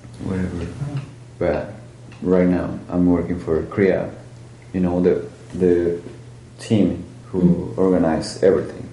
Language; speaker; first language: English; non-native, learner; Spanish